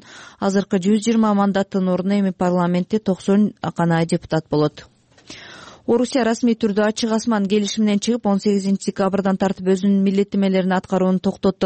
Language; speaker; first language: Kyrgyz; native; Kyrgyz